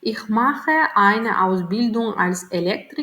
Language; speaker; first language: German; non-native, learner; Turkmen